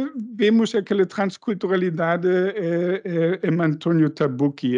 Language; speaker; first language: Portuguese; non-native, fluent; German